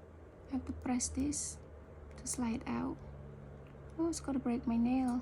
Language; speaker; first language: English; early bilingual, heritage; Khmer